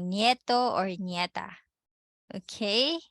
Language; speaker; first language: Spanish; non-native, fluent; Filipino